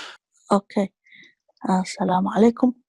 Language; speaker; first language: Arabic; non-native, learner; Tigrinya